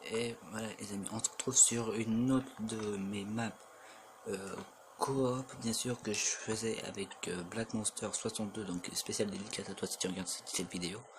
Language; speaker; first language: French; native; French